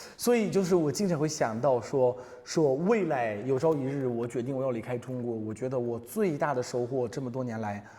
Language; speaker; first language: Chinese; non-native, fluent; Italian